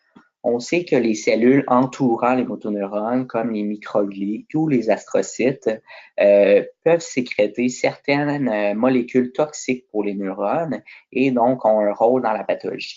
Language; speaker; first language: French; native; French